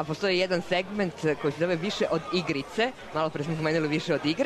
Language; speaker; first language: Serbian; native; Serbian